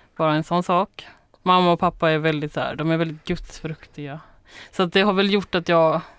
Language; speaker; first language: Swedish; native; Swedish